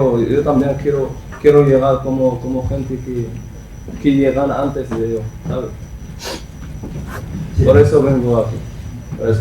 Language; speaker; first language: Spanish; non-native, learner; Central Atlas Tamazight